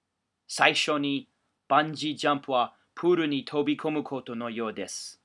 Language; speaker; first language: Japanese; non-native, learner; English